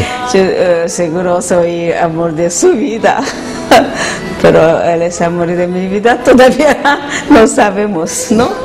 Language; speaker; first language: Spanish; non-native, learner; Korean